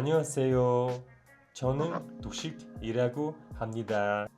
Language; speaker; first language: Korean; non-native, learner; Mongolian